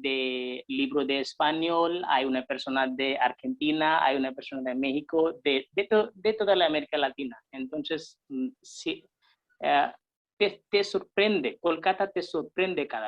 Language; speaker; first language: Spanish; non-native, fluent; Hindi